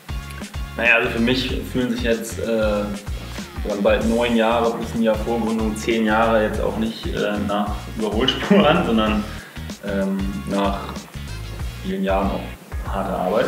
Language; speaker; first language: German; native; German